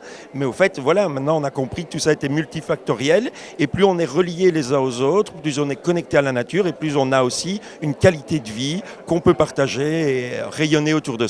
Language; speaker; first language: French; native; French